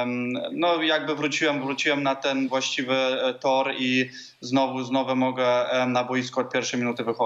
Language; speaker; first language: Polish; early bilingual, heritage; Polish